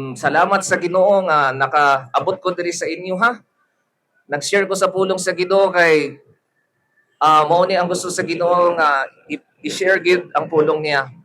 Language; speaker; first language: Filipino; non-native, local second language; Cebuano